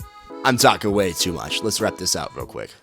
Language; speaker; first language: English; native; English